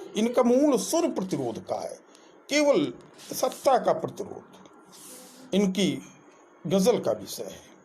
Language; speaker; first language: Hindi; native; Hindi